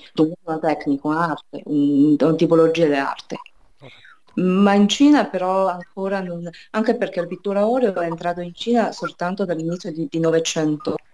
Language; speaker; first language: Italian; non-native, fluent; Chinese